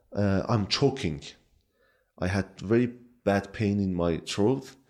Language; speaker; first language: English; non-native, fluent; Kurdish